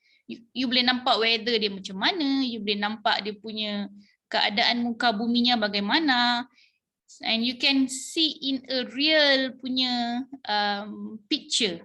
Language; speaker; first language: Malay; native; Malay